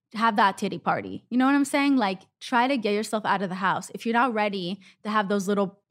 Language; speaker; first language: English; non-native, fluent; Hebrew